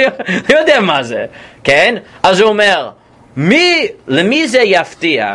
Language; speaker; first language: Hebrew; non-native, fluent; English